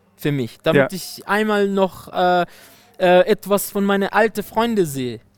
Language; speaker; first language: German; non-native, fluent; Persian